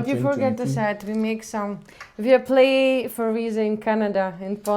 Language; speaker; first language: English; non-native, learner; Ukrainian